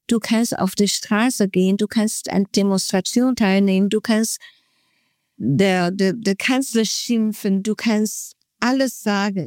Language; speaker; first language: German; non-native, fluent; Chinese